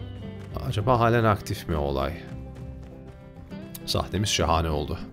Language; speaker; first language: Turkish; native; Turkish